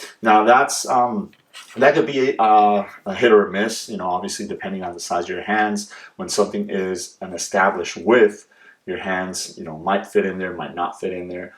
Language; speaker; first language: English; native; English